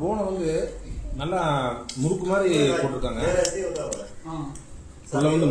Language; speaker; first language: Tamil; native; Tamil